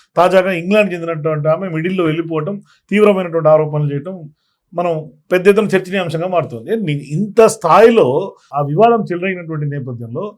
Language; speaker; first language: Telugu; native; Telugu